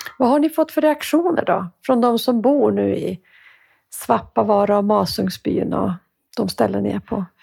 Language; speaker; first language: Swedish; native; Swedish